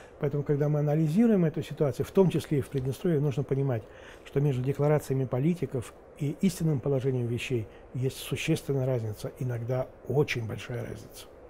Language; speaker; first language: Russian; non-native, local second language; Romanian